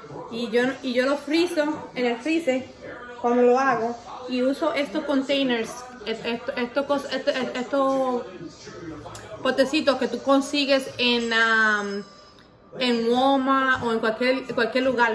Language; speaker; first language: Spanish; native; Spanish